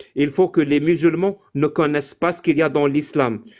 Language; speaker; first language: French; non-native, local second language; Arabic